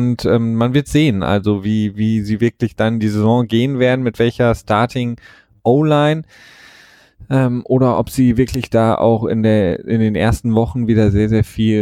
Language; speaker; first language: German; native; German